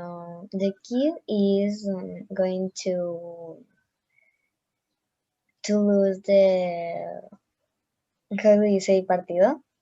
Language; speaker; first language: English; non-native, learner; Spanish